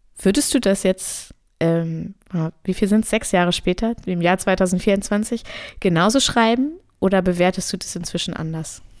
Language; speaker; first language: German; native; German